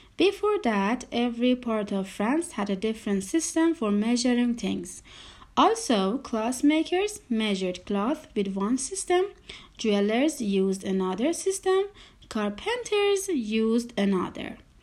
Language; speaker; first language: English; non-native, fluent; Persian